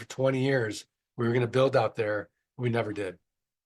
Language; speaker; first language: English; native; English